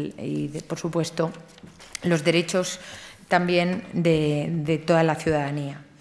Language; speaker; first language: Spanish; native; Spanish